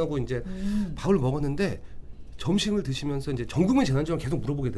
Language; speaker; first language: Korean; native; Korean